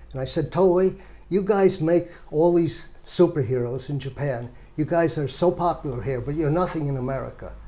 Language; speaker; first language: English; native; English